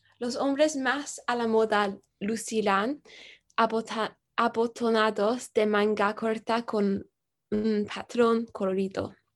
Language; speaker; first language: Spanish; non-native, learner; English